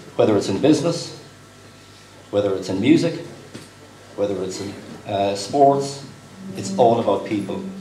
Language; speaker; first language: English; native; English